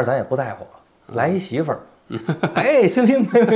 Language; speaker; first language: Chinese; native; Chinese